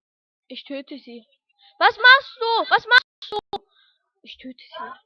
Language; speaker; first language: German; early bilingual, other home language; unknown